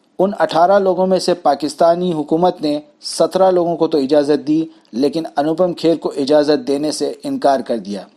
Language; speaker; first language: Urdu; native; Urdu